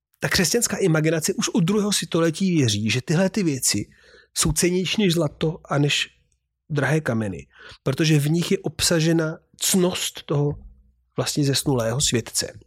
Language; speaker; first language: Czech; non-native, fluent; Italian